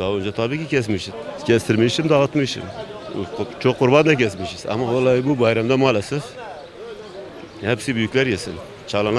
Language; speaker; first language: Turkish; native; Turkish